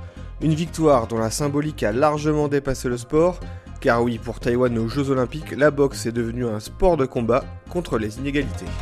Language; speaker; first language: French; native; French